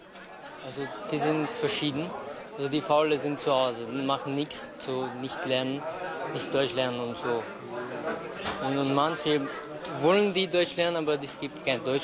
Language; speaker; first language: German; non-native, learner; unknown